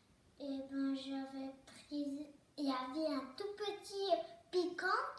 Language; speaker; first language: French; early bilingual, other home language; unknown